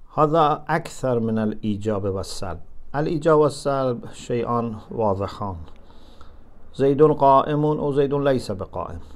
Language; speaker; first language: Arabic; non-native, fluent; Persian